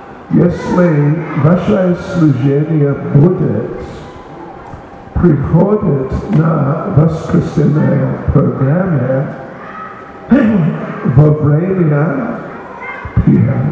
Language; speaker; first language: Russian; non-native, learner; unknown